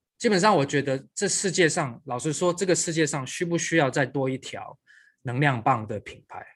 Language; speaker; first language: Chinese; non-native, local second language; Cantonese